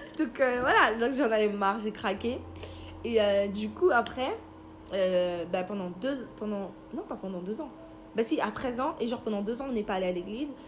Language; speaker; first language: French; early bilingual, other home language; Lingala